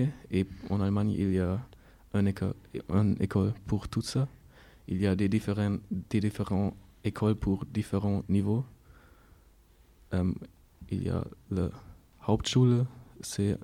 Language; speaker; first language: French; non-native, learner; German